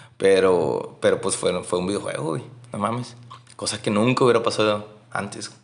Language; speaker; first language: Spanish; native; Spanish